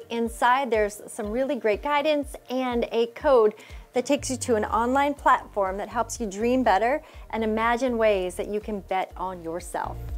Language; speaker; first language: English; native; English